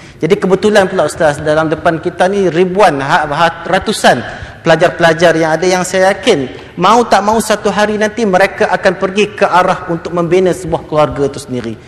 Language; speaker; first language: Malay; native; Malay